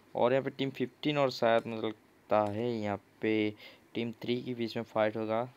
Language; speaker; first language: Hindi; non-native, local second language; Assamese